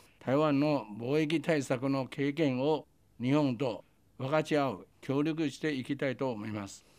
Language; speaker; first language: Japanese; non-native, fluent; Chinese